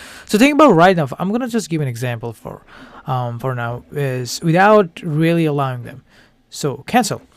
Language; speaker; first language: English; non-native, fluent; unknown